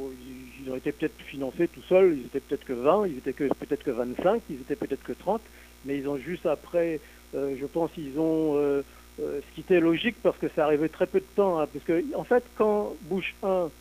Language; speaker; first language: French; native; French